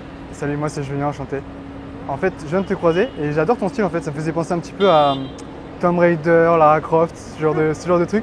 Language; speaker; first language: French; native; French